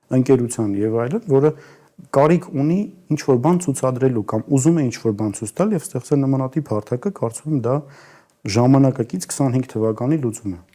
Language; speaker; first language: Armenian; native; Armenian